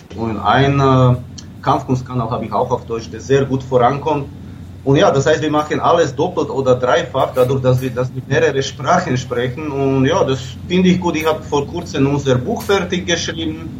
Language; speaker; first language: German; non-native, fluent; Slovak